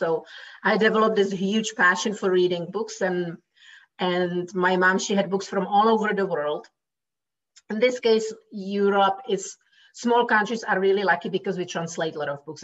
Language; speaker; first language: English; non-native, fluent; Czech